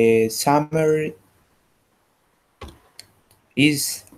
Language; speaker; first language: English; non-native, learner; Spanish